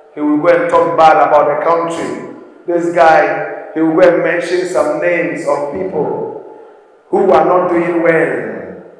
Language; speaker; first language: English; non-native, local second language; Akan